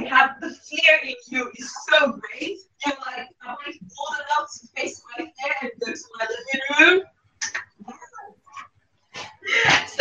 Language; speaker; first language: English; non-native, local second language; Yoruba